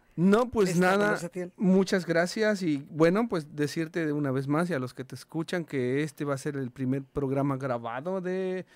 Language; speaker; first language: Spanish; native; Spanish